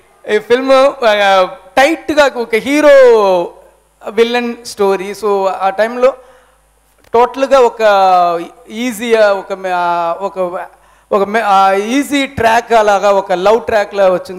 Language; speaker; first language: Telugu; non-native, learner; Tamil